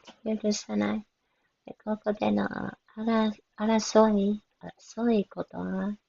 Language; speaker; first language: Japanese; non-native, learner; English